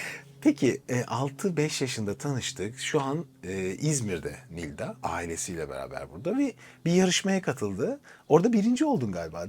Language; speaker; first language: Turkish; native; Turkish